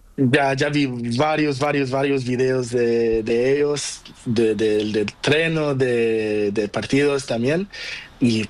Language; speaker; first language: Spanish; non-native, learner; Portuguese